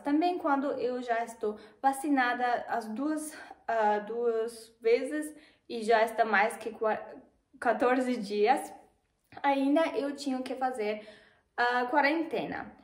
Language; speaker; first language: Portuguese; non-native, fluent; German